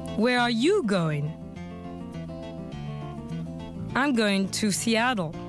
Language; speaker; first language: English; non-native, fluent; French